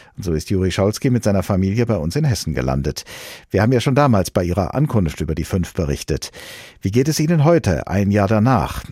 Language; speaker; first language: German; native; German